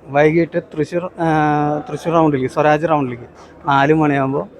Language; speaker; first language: Malayalam; native; Malayalam